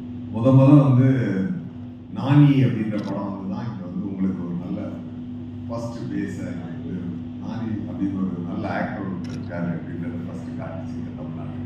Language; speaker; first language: Tamil; native; Tamil